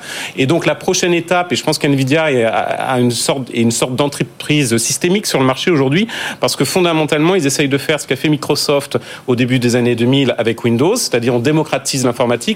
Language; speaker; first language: French; native; French